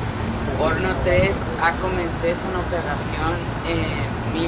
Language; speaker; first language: French; non-native, learner; Spanish